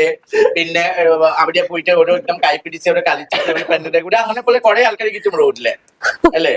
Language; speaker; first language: Malayalam; non-native, local second language; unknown